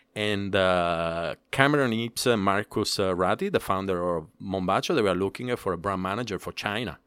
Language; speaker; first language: English; non-native, fluent; Italian